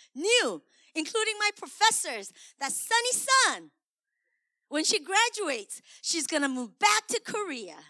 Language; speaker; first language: English; early bilingual, other home language; Korean